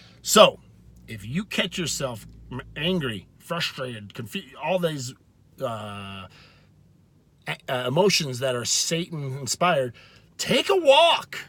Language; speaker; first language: English; native; English